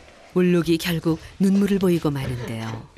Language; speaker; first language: Korean; native; Korean